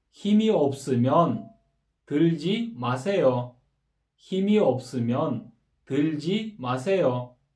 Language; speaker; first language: Korean; non-native, fluent; Kyrgyz